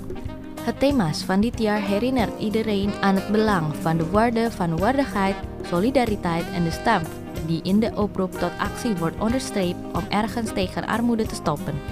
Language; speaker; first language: Dutch; non-native, fluent; Indonesian